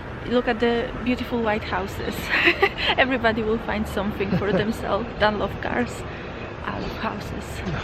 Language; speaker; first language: English; non-native, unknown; Polish